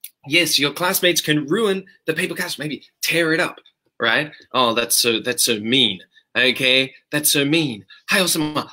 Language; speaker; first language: English; native; English